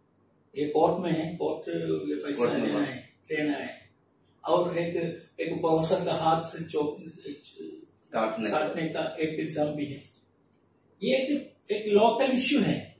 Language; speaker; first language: Hindi; non-native, local second language; Malayalam